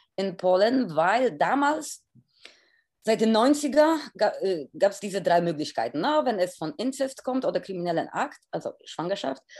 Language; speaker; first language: German; non-native, fluent; Polish